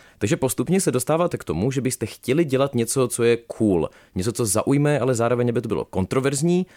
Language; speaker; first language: Czech; early bilingual, other home language; Russian